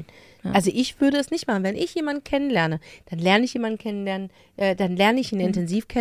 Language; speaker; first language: German; native; German